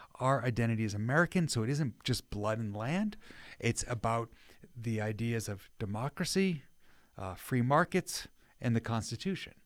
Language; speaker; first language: English; native; English